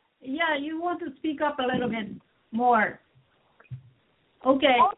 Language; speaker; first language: English; non-native, fluent; Japanese